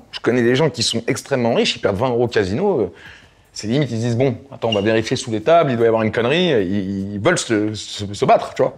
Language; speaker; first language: French; native; French